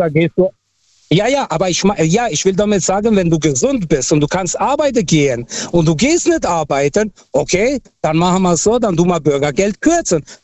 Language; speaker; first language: German; non-native, local second language; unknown